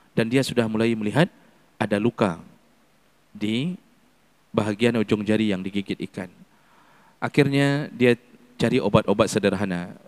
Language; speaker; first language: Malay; non-native, local second language; Achinese